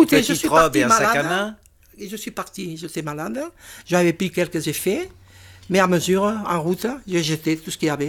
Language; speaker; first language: French; non-native, fluent; Spanish